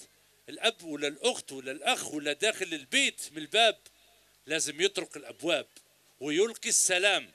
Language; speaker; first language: Arabic; native; Arabic